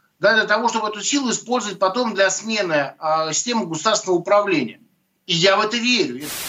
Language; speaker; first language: Russian; native; Russian